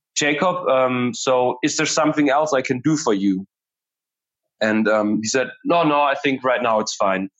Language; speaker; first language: English; non-native, fluent; German